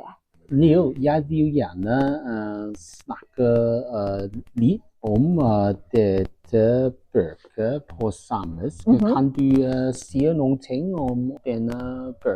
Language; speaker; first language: Norwegian; non-native, learner; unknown